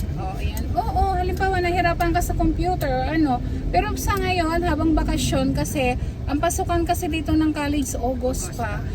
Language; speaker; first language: Filipino; native; Filipino